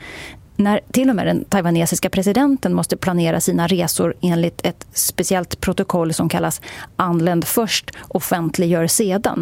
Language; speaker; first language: Swedish; native; Swedish